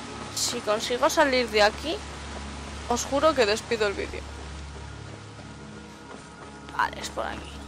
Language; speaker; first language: Spanish; native; Spanish